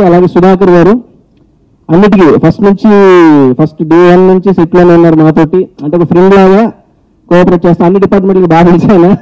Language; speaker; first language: Telugu; native; Telugu